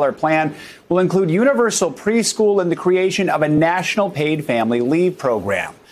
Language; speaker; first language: English; native; English